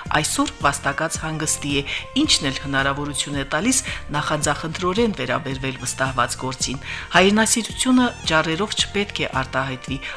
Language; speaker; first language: Armenian; native; Armenian